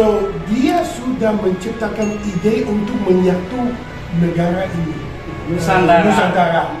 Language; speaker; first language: Indonesian; non-native, fluent; Dutch